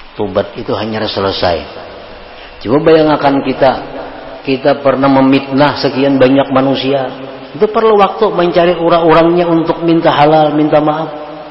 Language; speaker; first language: Indonesian; non-native, local second language; Banjar